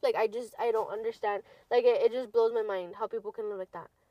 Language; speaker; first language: English; early bilingual, other home language; Spanish